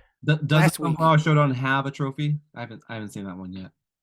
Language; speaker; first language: English; native; English